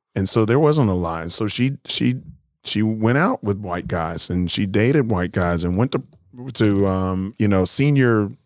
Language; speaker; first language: English; native; English